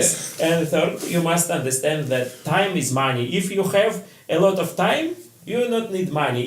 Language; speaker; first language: English; non-native, learner; Russian